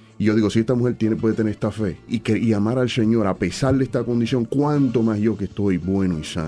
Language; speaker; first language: Spanish; native; Spanish